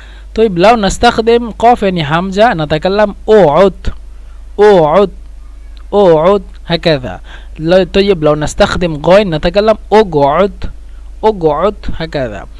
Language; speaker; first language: Arabic; non-native, fluent; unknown